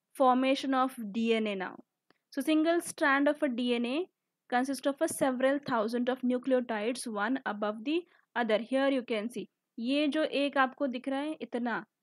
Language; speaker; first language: Hindi; native; Hindi